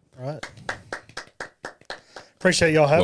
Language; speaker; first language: English; native; English